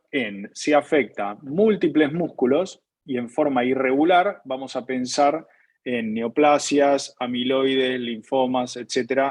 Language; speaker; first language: Spanish; native; Spanish